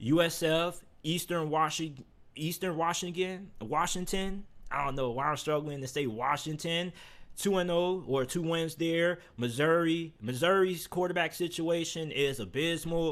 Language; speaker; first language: English; native; English